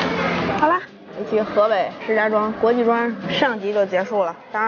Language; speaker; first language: Chinese; native; Chinese